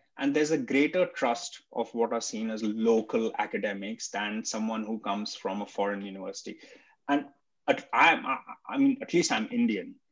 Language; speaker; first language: English; non-native, local second language; Hindi